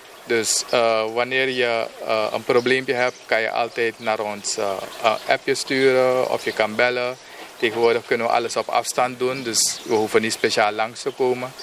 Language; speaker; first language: Dutch; non-native, local second language; Papiamento